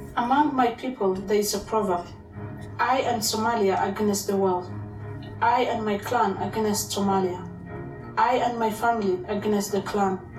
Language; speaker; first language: English; non-native, fluent; Somali